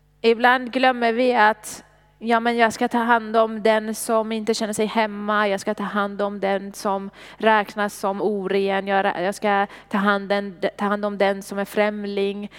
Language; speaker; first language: Swedish; non-native, fluent; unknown